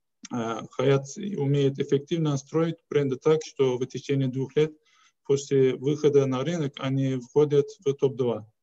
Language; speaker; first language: Russian; non-native, fluent; Turkish